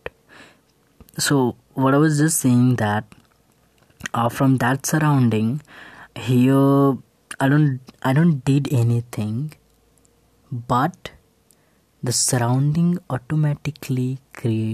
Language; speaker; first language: English; non-native, local second language; Hindi